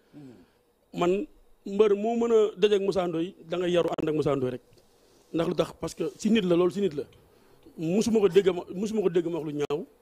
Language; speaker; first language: Wolof; native; Wolof